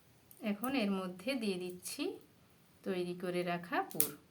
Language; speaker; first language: Bangla; native; Bangla